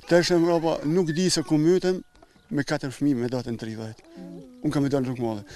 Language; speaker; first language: Albanian; native; Albanian